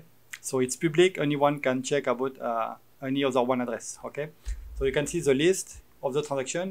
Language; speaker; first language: English; non-native, fluent; French